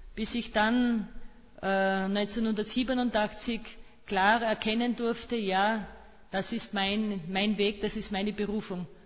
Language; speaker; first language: German; native; German